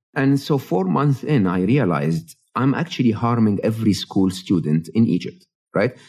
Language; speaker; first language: English; non-native, fluent; Arabic